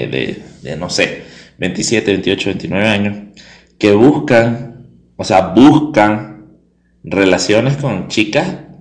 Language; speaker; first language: Spanish; native; Spanish